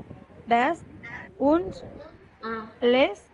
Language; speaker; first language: German; non-native, learner; Tamil